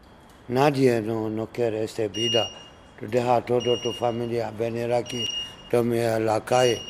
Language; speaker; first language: Spanish; non-native, learner; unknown